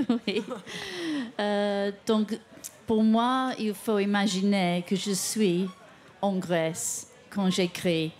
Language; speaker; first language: French; non-native, fluent; English